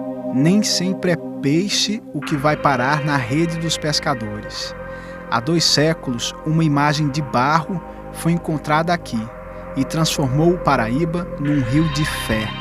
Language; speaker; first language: Portuguese; native; Portuguese